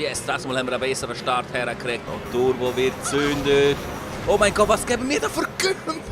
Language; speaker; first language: German; native; German